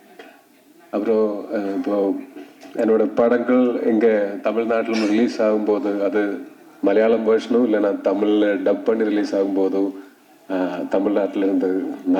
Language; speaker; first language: Tamil; non-native, learner; Malayalam